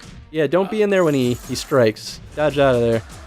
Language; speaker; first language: English; native; English